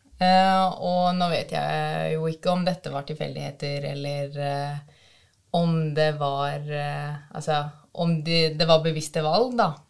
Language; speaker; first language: Norwegian; early bilingual, other home language; Albanian